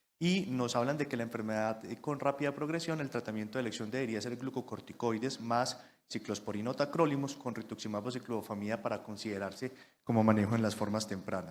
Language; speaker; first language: Spanish; native; Spanish